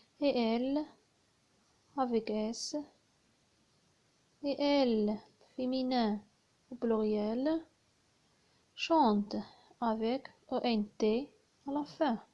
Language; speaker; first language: French; non-native, learner; Arabic